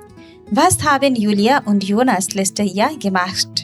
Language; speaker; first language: German; non-native, learner; Bangla